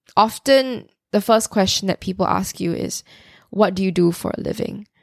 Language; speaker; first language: English; native; English